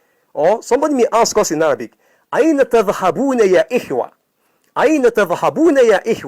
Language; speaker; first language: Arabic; non-native, fluent; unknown